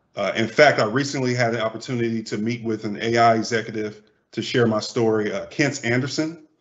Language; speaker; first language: English; native; English